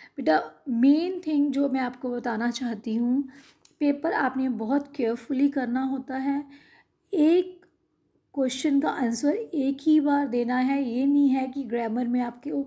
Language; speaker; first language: Hindi; non-native, local second language; Punjabi